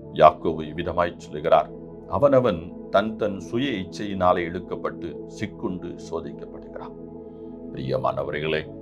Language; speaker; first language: Tamil; native; Tamil